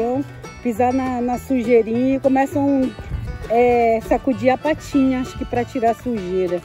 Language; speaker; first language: Portuguese; native; Portuguese